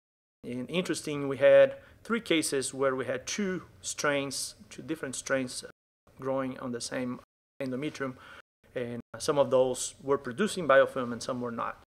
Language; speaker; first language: English; non-native, fluent; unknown